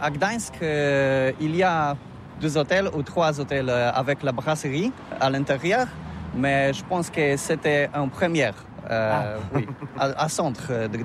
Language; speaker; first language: French; non-native, fluent; Polish